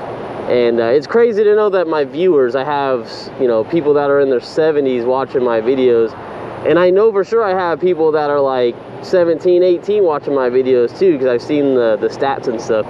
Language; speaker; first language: English; native; English